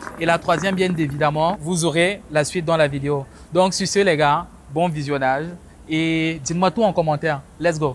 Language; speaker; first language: French; native; French